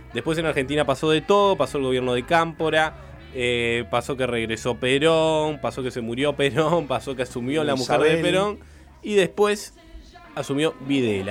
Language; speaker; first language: Spanish; native; Spanish